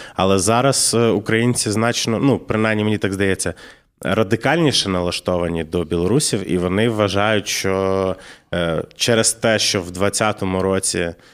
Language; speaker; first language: Ukrainian; native; Ukrainian